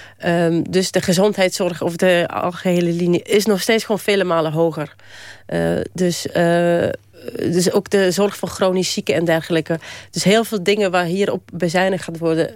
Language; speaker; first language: Dutch; early bilingual, other home language; Polish